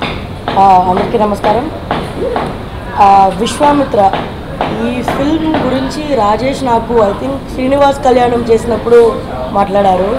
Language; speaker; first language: Telugu; non-native, fluent; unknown